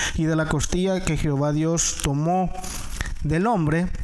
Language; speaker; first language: Spanish; native; Spanish